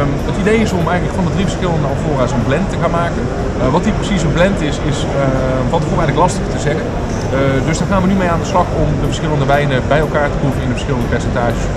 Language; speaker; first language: Dutch; native; Dutch